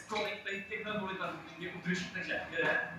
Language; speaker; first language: Czech; native; Czech